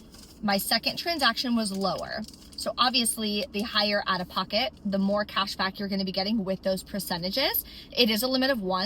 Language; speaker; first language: English; native; English